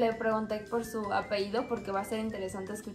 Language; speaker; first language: Spanish; native; Spanish